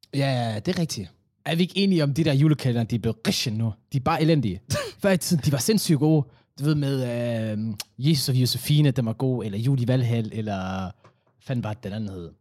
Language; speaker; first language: Danish; early bilingual, other home language; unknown